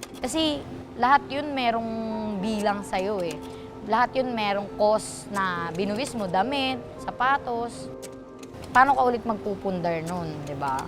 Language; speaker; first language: Filipino; native; Filipino